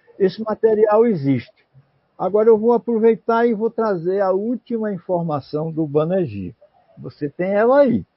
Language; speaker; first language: Portuguese; native; Portuguese